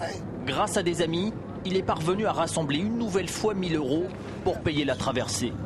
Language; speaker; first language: French; native; French